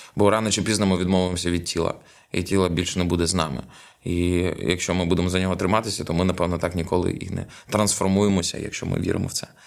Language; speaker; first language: Ukrainian; non-native, local second language; Russian